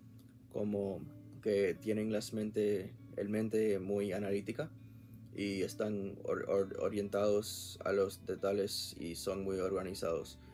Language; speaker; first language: Spanish; non-native, learner; English